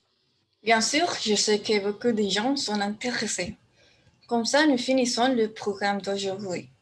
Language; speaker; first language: French; non-native, learner; Spanish